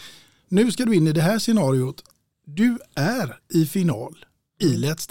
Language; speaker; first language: Swedish; native; Swedish